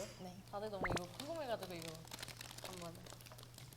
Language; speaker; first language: Korean; non-native, fluent; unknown